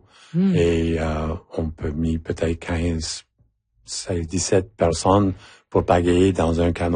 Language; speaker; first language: French; non-native, local second language; English